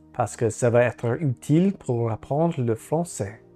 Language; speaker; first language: French; non-native, learner; English